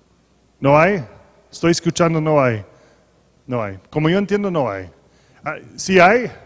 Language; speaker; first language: Spanish; non-native, fluent; English